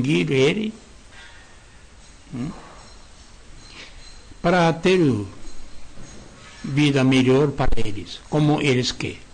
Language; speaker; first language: Portuguese; non-native, learner; Japanese